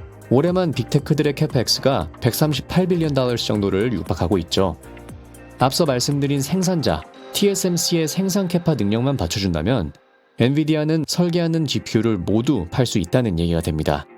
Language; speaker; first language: Korean; native; Korean